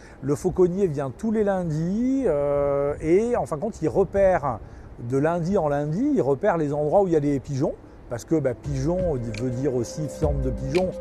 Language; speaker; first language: French; native; French